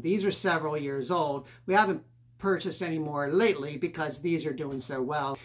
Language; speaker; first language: English; native; English